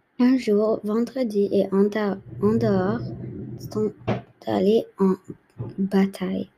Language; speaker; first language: French; non-native, learner; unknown